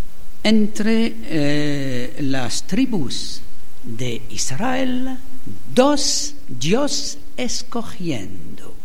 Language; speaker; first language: Spanish; non-native, fluent; French